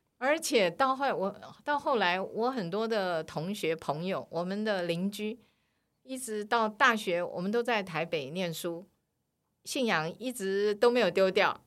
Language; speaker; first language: Chinese; native; Chinese